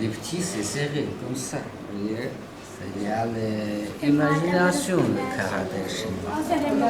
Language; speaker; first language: French; non-native, learner; Chinese